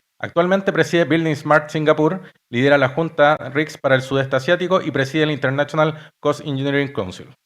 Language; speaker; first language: Spanish; native; Spanish